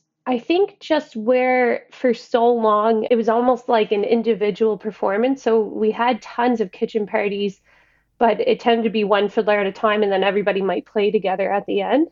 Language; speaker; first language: English; native; English